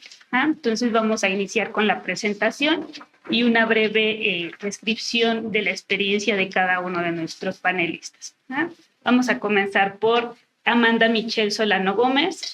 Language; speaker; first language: Spanish; native; Spanish